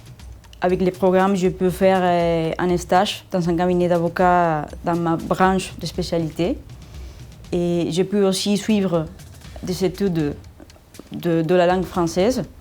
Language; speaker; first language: French; non-native, fluent; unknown